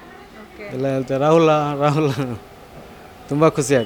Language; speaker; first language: Kannada; non-native, learner; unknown